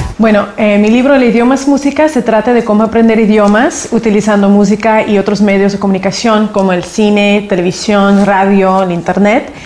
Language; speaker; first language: Spanish; non-native, fluent; Russian